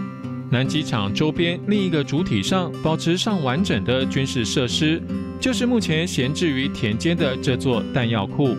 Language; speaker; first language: Chinese; native; Chinese